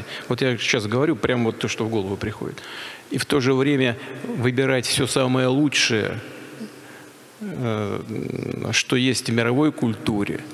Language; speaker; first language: Russian; native; Russian